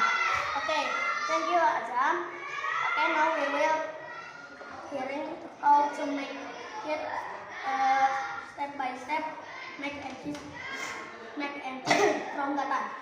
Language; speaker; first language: English; non-native, learner; Indonesian